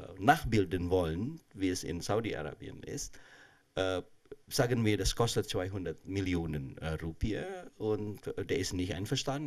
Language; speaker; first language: German; non-native, fluent; Indonesian